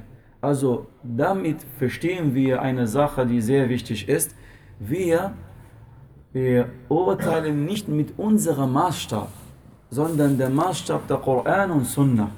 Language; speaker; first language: German; non-native, fluent; Arabic